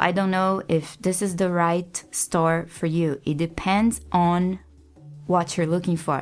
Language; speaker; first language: English; non-native, fluent; Portuguese